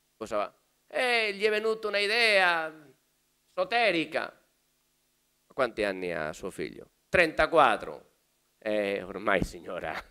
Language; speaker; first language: Italian; non-native, fluent; Spanish